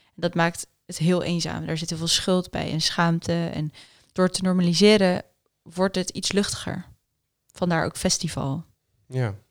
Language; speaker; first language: Dutch; early bilingual, other home language; Afrikaans